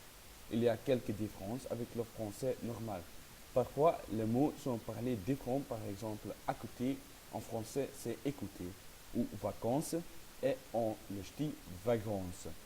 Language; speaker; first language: French; non-native, learner; Dutch